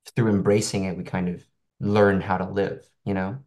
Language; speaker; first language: English; non-native, local second language; Cantonese